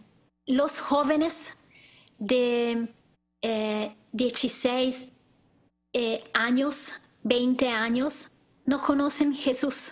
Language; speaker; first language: Spanish; non-native, learner; Italian